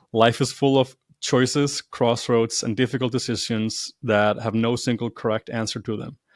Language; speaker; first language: English; non-native, fluent; Icelandic